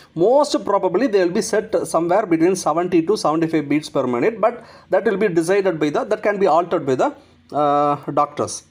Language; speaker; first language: English; non-native, local second language; Malayalam